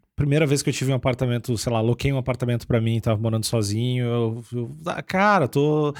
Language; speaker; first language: Portuguese; native; Portuguese